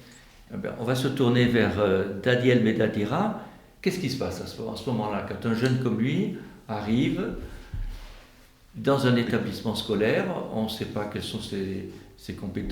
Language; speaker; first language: French; native; French